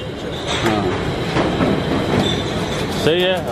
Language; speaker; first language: Hindi; early bilingual, heritage; English